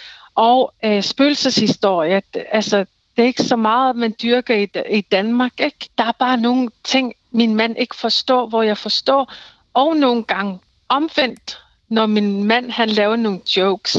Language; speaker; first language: Danish; non-native, local second language; Kalaallisut